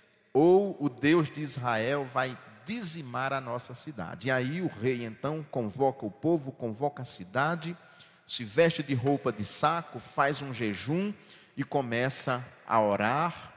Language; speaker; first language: Portuguese; native; Portuguese